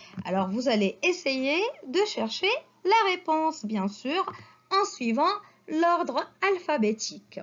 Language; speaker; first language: French; non-native, local second language; Arabic